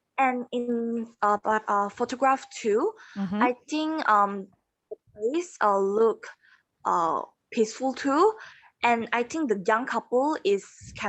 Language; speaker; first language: English; non-native, learner; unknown